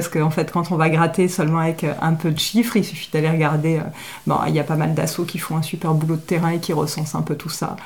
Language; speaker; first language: French; native; French